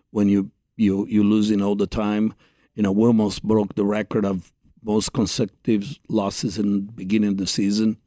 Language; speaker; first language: English; non-native, fluent; Portuguese